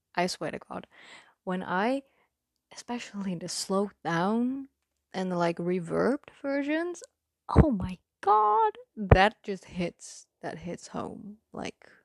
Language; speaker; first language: English; non-native, fluent; Dutch